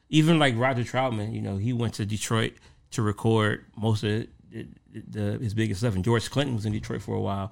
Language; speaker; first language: English; native; English